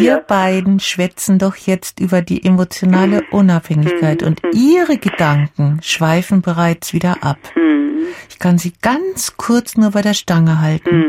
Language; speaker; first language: German; native; German